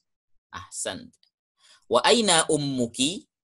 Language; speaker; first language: Arabic; non-native, fluent; Indonesian